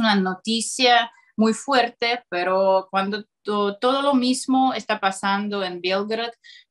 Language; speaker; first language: Spanish; non-native, fluent; Russian